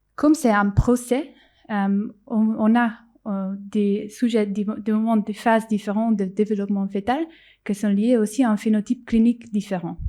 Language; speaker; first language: French; non-native, fluent; Italian